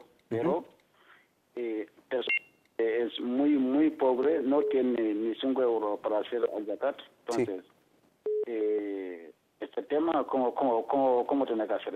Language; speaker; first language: Spanish; non-native, learner; Arabic